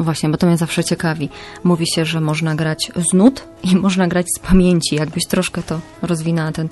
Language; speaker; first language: Polish; native; Polish